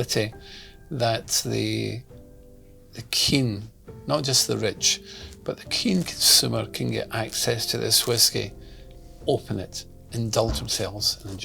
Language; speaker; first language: English; native; English